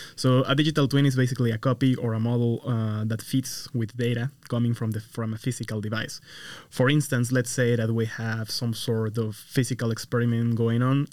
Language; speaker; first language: English; non-native, fluent; Spanish